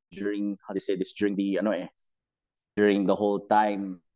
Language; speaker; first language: English; non-native, local second language; Cebuano